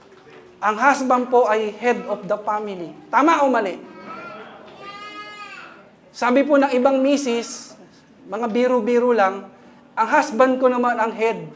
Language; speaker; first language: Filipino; native; Filipino